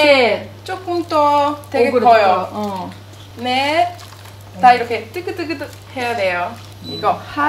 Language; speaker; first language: Korean; non-native, learner; Italian